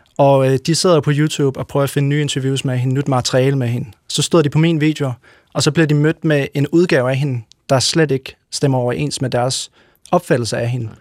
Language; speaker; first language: Danish; native; Danish